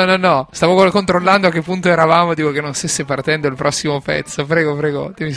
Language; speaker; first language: Italian; native; Italian